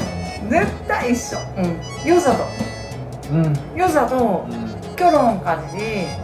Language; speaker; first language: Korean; non-native, learner; Japanese